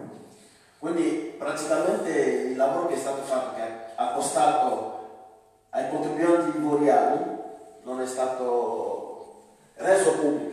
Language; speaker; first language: Italian; non-native, fluent; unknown